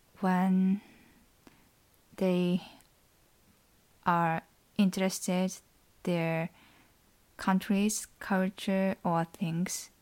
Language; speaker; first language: English; non-native, learner; Japanese